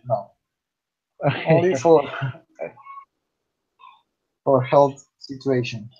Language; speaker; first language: English; non-native, learner; Spanish